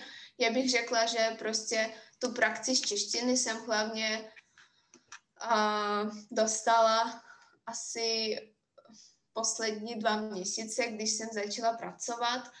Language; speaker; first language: Czech; non-native, fluent; Russian